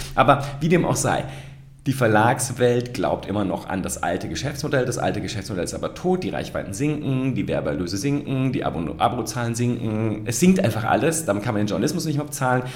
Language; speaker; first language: German; native; German